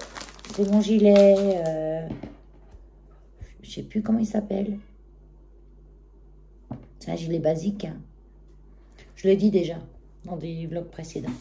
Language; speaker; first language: French; native; French